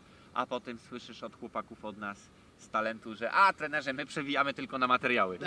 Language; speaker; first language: Polish; native; Polish